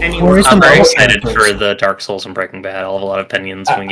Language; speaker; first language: English; native; English